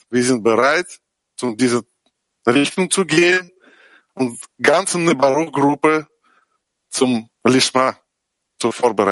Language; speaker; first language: German; non-native, learner; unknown